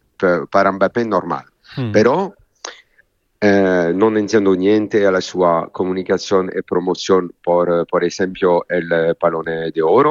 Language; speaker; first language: Spanish; non-native, learner; French